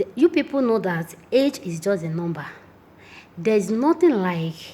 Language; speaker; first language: English; non-native, local second language; Yoruba